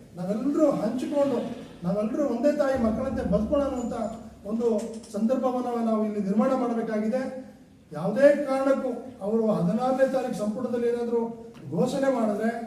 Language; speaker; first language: Kannada; non-native, local second language; Lambadi